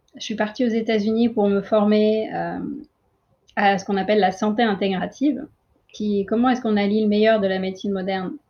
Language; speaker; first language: French; early bilingual, other home language; Tamil